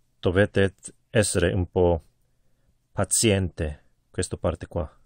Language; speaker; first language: Italian; non-native, learner; Korean